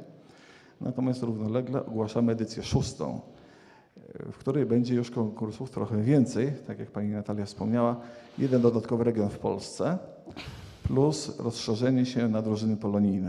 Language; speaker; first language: Polish; native; Polish